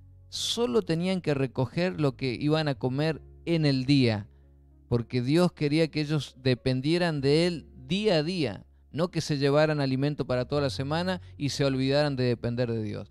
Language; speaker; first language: Spanish; native; Spanish